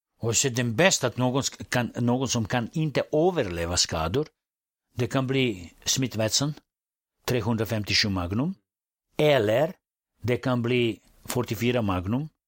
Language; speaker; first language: Swedish; non-native, fluent; Serbian